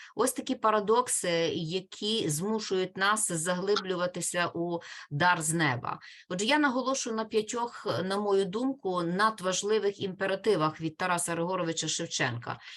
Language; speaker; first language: Ukrainian; native; Ukrainian